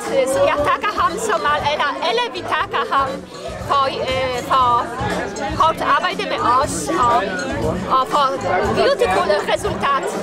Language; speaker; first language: Danish; non-native, learner; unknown